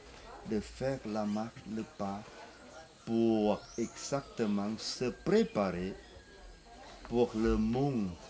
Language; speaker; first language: French; non-native, fluent; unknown